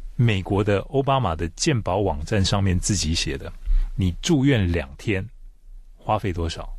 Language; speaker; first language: Chinese; native; Chinese